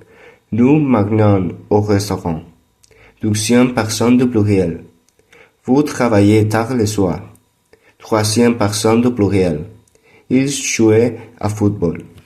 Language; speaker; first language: French; non-native, learner; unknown